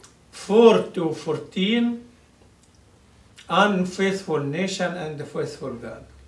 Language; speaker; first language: English; non-native, fluent; Arabic